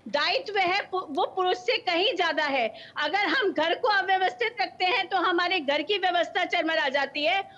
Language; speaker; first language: Hindi; native; Hindi